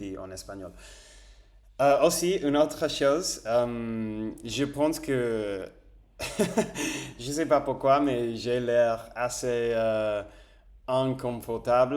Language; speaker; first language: French; non-native, fluent; Spanish